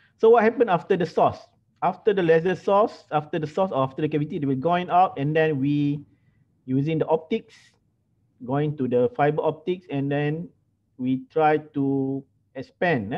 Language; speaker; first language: English; non-native, local second language; Malay